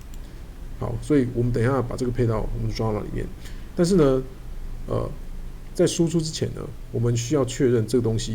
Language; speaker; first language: Chinese; native; Chinese